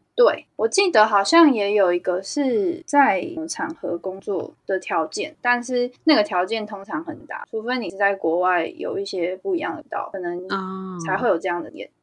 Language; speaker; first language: Chinese; native; Chinese